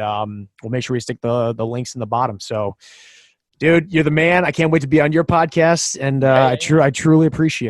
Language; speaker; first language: English; native; English